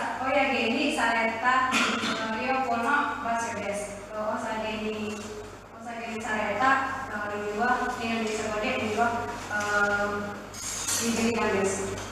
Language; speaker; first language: Japanese; non-native, learner; Indonesian